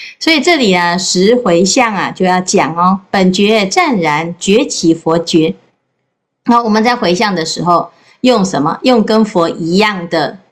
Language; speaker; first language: Chinese; native; Chinese